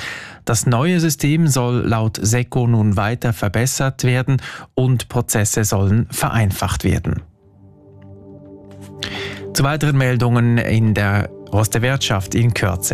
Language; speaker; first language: German; native; German